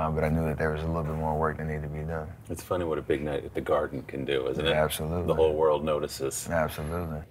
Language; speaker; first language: English; native; English